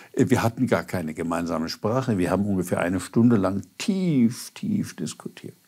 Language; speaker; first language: German; native; German